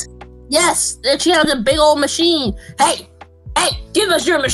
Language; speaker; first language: English; native; English